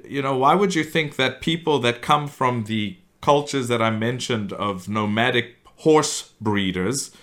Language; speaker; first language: English; native; English